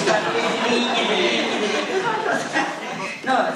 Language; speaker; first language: French; non-native, fluent; Italian